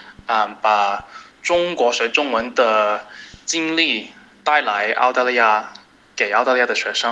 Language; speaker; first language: Chinese; non-native, fluent; English